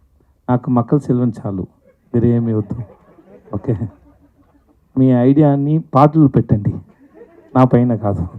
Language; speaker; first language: Telugu; non-native, learner; Tamil